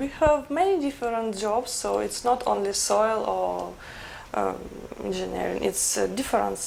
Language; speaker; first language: English; non-native, learner; Ukrainian